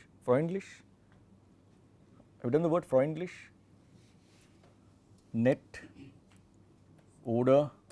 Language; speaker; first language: German; non-native, fluent; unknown